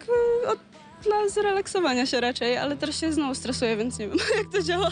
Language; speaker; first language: Polish; early bilingual, other home language; Vietnamese